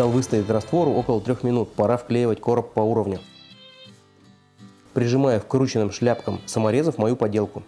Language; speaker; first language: Russian; native; Russian